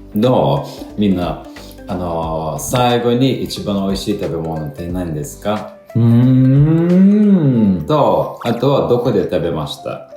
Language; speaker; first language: Japanese; non-native, fluent; Lithuanian